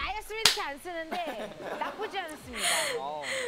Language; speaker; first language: Korean; native; Korean